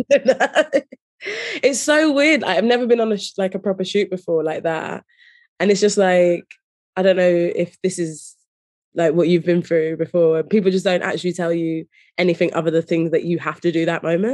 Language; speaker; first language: English; native; English